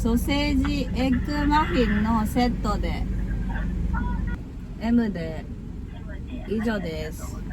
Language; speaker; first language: Japanese; non-native, fluent; Filipino